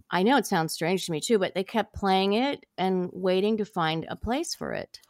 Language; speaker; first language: English; native; English